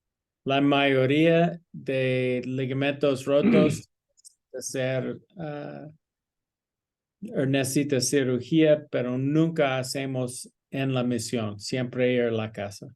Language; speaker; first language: Spanish; non-native, learner; English